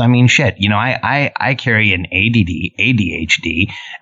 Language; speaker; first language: English; early bilingual, other home language; Spanish